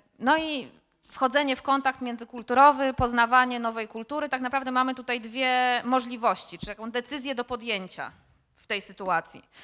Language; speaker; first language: Polish; native; Polish